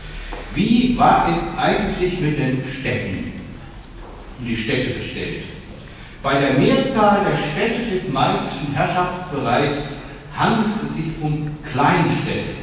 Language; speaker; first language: German; native; German